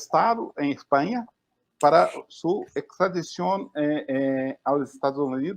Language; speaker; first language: Spanish; non-native, fluent; Portuguese